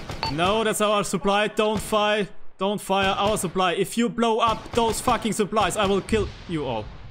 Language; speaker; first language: English; non-native, fluent; German